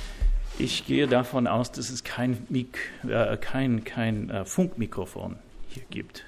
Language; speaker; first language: German; non-native, fluent; English